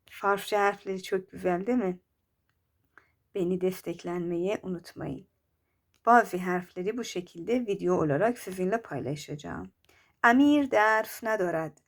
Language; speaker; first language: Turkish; non-native, fluent; Persian